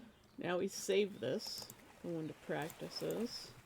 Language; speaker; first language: English; native; English